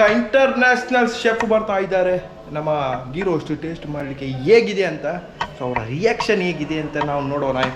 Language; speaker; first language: Kannada; non-native, local second language; Tulu